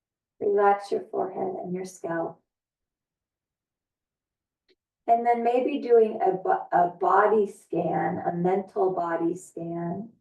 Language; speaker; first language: English; native; English